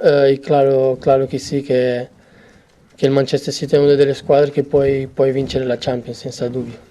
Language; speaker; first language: Italian; non-native, fluent; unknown